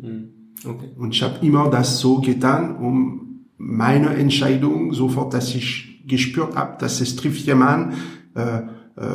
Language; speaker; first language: German; non-native, learner; French